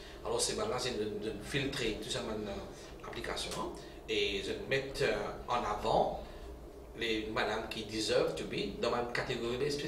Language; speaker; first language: French; non-native, local second language; Morisyen